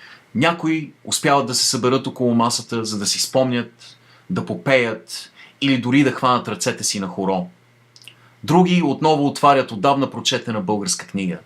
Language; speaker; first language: Bulgarian; native; Bulgarian